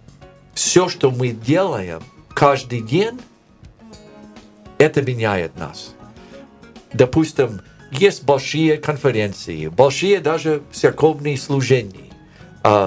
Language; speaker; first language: Russian; non-native, learner; English